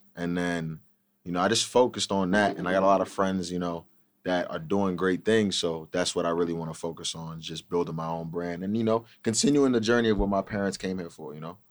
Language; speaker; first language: English; native; English